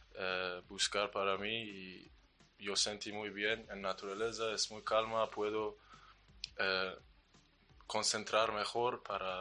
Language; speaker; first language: Spanish; non-native, learner; Persian